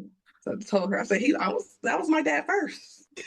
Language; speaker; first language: English; native; English